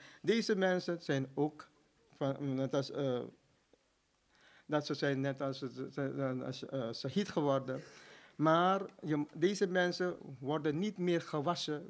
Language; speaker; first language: Dutch; non-native, fluent; Urdu